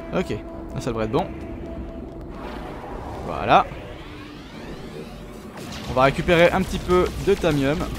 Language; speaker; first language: French; native; French